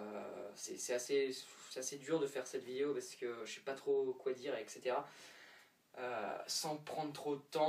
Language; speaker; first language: French; native; French